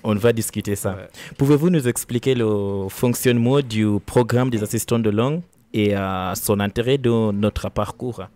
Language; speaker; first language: French; non-native, learner; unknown